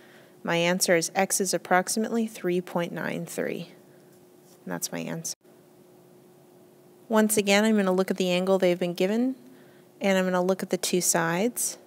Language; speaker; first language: English; native; English